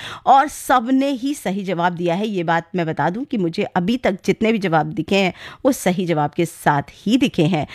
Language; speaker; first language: Hindi; native; Hindi